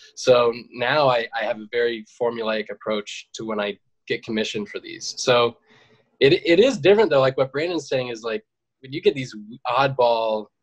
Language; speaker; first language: English; native; English